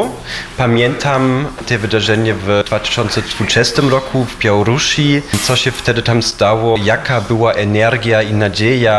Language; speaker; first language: Polish; non-native, fluent; German